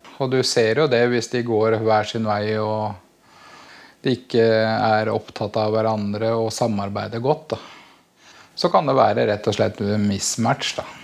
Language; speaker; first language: Norwegian; native; Norwegian